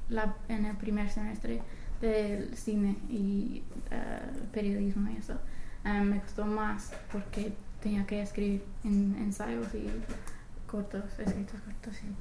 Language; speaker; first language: Spanish; non-native, fluent; English